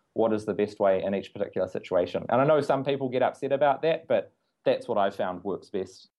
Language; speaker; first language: English; native; English